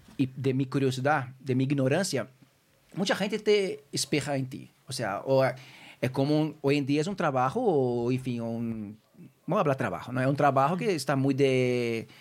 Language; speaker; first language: Spanish; non-native, fluent; Portuguese